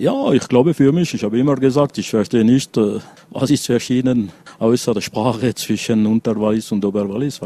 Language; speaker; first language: German; non-native, local second language; French